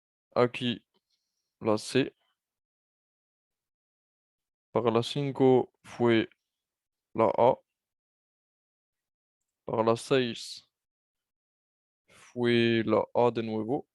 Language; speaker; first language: Spanish; non-native, fluent; French